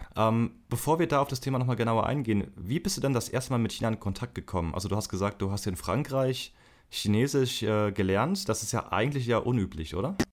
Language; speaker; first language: German; native; German